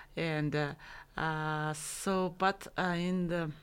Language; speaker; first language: English; non-native, fluent; Mongolian